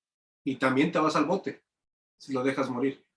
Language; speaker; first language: Spanish; native; Spanish